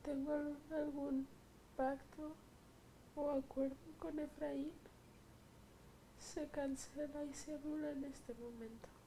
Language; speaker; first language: Spanish; native; Spanish